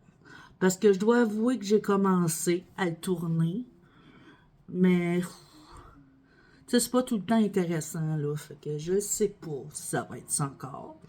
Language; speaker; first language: French; native; French